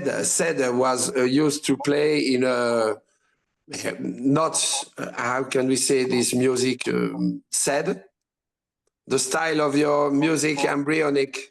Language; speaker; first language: English; non-native, learner; French